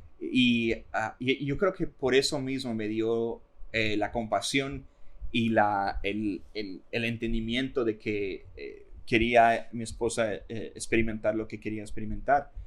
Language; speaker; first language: Spanish; non-native, fluent; English